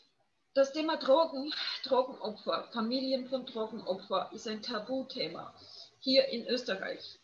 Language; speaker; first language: German; non-native, fluent; Polish